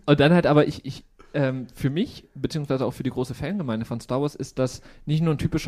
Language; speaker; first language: German; native; German